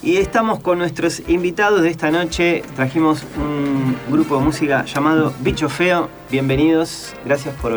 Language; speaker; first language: Spanish; native; Spanish